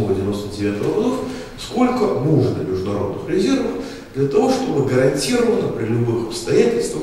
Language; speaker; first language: Russian; native; Russian